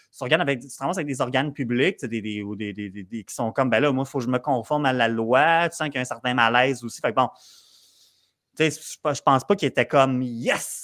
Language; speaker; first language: French; native; French